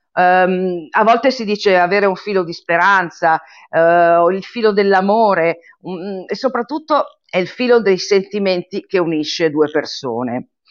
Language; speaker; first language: Italian; native; Italian